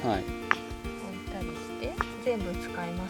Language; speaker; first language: Japanese; native; Japanese